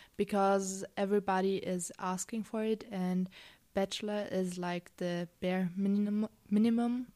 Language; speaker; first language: English; non-native, fluent; German